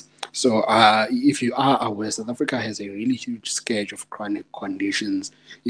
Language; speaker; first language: English; non-native, local second language; Zulu